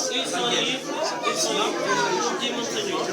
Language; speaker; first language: French; non-native, learner; Russian